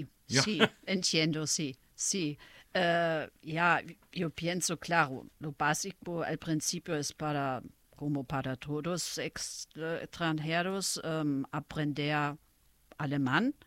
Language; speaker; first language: Spanish; non-native, fluent; German